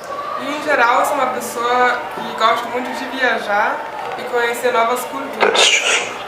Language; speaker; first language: Portuguese; non-native, fluent; Swiss German